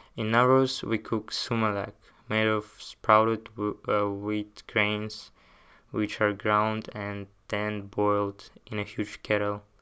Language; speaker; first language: English; non-native, fluent; Uzbek